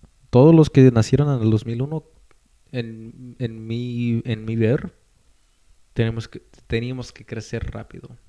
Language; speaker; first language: Spanish; early bilingual, heritage; Spanish